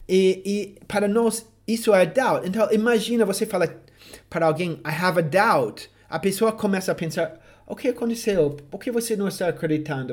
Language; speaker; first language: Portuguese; non-native, fluent; English